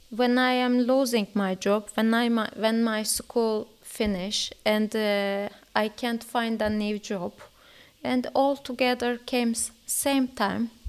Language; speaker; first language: English; non-native, learner; Turkish